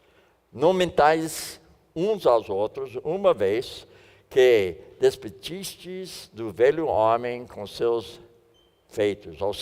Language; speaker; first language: Portuguese; non-native, fluent; English